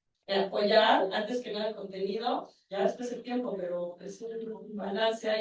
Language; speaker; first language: Spanish; native; Spanish